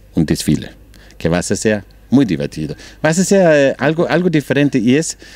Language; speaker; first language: Spanish; non-native, learner; Danish